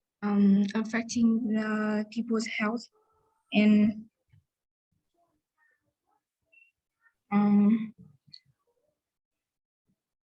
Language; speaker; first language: English; non-native, learner; Vietnamese